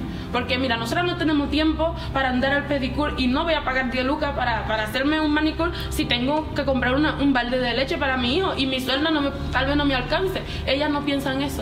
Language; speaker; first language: Spanish; non-native, fluent; Haitian Creole